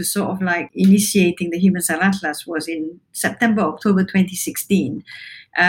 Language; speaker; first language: English; non-native, local second language; Malay